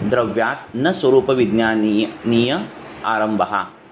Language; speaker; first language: Hindi; non-native, local second language; Marathi